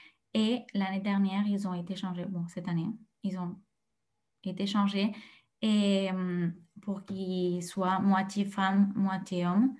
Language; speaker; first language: French; non-native, fluent; Spanish